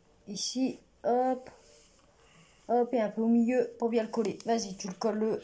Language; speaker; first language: French; native; French